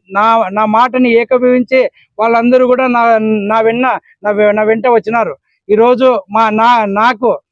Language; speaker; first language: Telugu; non-native, local second language; Lambadi